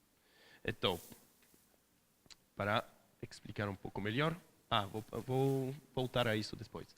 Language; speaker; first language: Portuguese; non-native, fluent; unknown